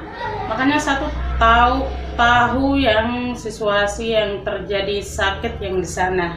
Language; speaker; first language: Indonesian; non-native, local second language; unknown